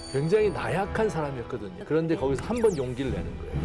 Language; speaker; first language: Korean; native; Korean